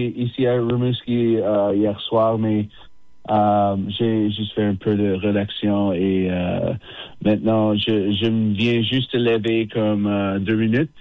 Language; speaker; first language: French; non-native, local second language; English